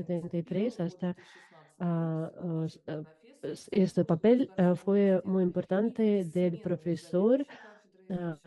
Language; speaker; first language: Spanish; non-native, fluent; Russian